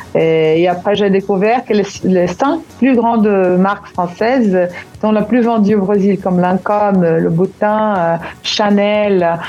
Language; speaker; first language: French; non-native, fluent; Portuguese